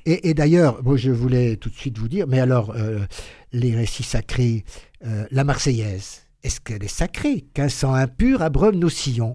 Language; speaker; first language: French; native; French